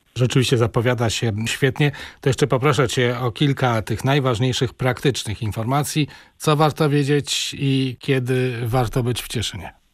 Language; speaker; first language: Polish; native; Polish